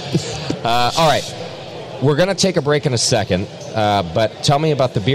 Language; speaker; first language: English; native; English